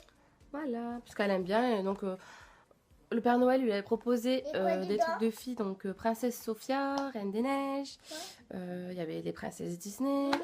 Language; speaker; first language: French; native; French